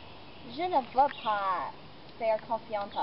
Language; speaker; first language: French; non-native, learner; English